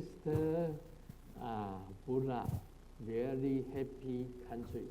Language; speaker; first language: English; non-native, learner; Chinese